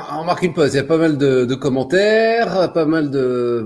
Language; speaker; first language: French; non-native, local second language; Arabic